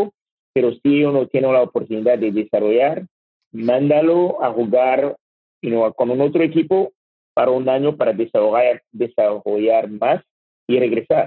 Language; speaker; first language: Spanish; non-native, learner; French